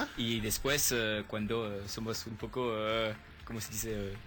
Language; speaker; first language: Spanish; non-native, learner; French